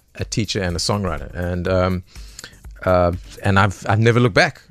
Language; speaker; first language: English; native; English